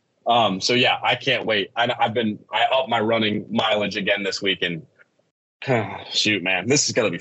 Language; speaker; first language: English; native; English